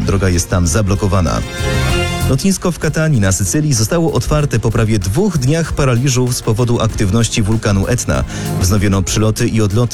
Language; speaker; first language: Polish; native; Polish